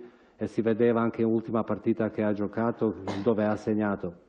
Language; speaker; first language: Italian; non-native, fluent; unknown